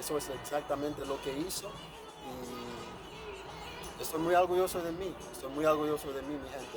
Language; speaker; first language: Spanish; non-native, fluent; Haitian Creole